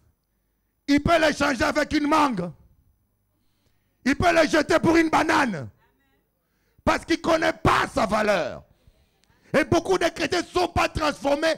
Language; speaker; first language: French; non-native, local second language; Lingala